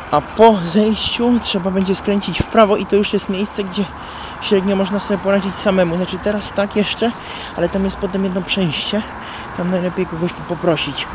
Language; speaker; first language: Polish; non-native, fluent; Italian